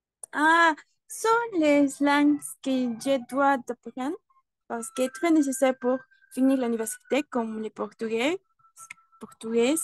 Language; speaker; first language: French; non-native, learner; Spanish